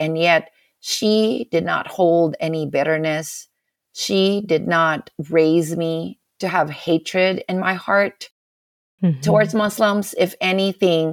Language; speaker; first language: English; non-native, local second language; Filipino